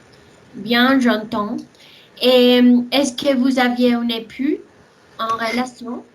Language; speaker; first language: French; non-native, learner; Spanish